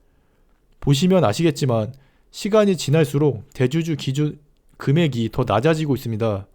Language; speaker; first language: Korean; native; Korean